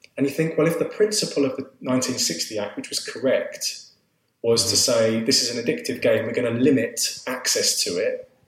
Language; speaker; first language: English; native; English